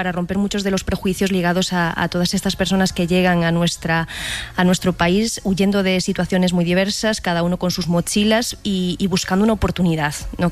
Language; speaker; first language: Spanish; native; Spanish